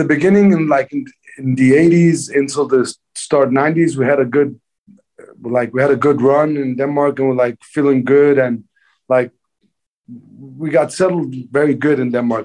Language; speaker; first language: English; non-native, fluent; Danish